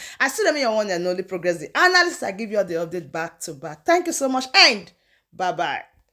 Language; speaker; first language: Nigerian Pidgin; non-native, local second language; Igbo